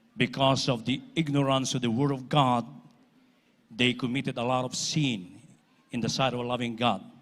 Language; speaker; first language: English; non-native, local second language; Filipino